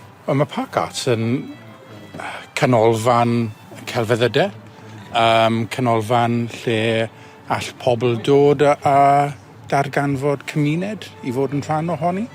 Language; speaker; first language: Welsh; native; Welsh